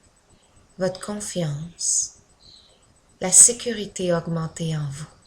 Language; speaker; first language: French; native; French